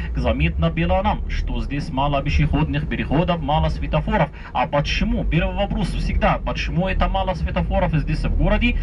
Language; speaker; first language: Russian; non-native, fluent; Arabic